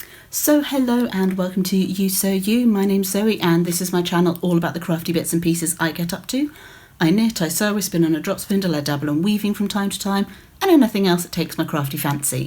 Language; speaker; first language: English; native; English